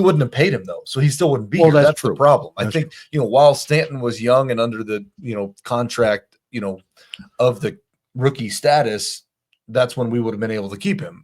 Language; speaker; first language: English; native; English